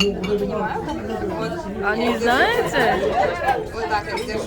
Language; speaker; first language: Russian; non-native, learner; Korean